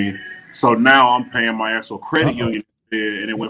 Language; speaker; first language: English; native; English